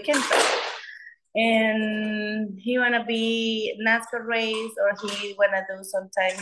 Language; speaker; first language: English; non-native, learner; Spanish